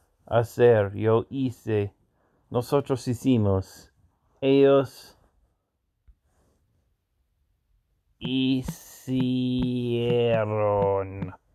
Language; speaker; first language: Spanish; non-native, learner; English